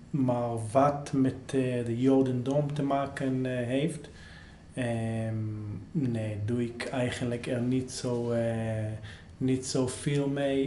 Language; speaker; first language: Dutch; non-native, fluent; Hebrew